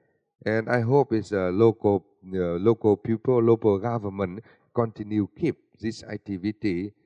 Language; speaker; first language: English; non-native, learner; Vietnamese